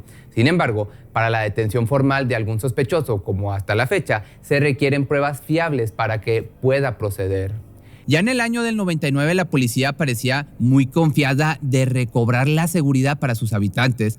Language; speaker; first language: Spanish; native; Spanish